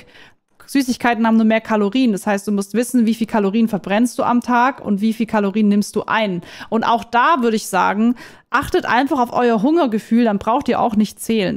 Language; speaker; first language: German; native; German